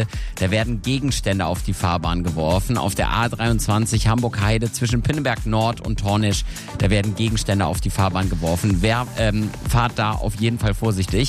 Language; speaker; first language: German; native; German